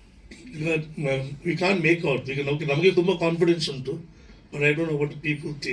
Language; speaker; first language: Kannada; non-native, local second language; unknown